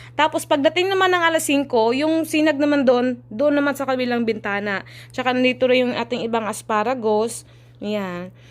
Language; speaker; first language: Filipino; non-native, local second language; Cebuano